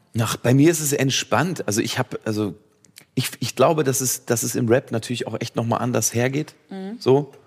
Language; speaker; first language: German; native; German